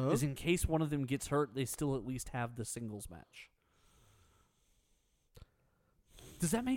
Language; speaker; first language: English; native; English